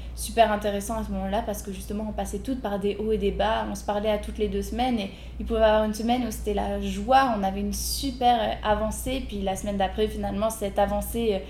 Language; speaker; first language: French; native; French